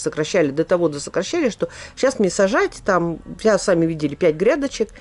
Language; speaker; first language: Russian; native; Russian